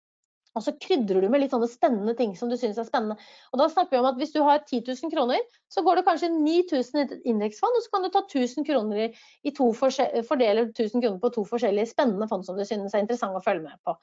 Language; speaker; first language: Norwegian; native; Norwegian